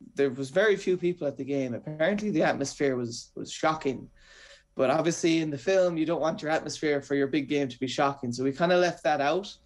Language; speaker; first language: English; native; English